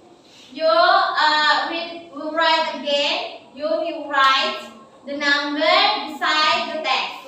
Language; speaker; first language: English; non-native, learner; Indonesian